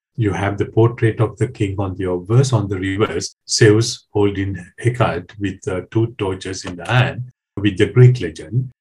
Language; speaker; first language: English; non-native, local second language; Sinhala